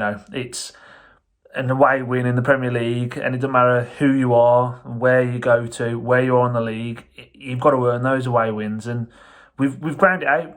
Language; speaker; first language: English; native; English